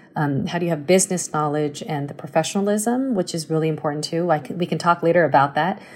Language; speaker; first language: English; early bilingual, other home language; Chinese